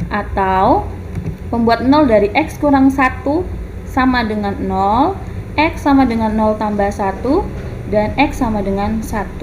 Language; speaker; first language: Indonesian; native; Indonesian